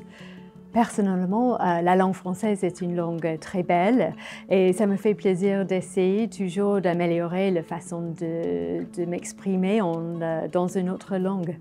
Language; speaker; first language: French; non-native, fluent; English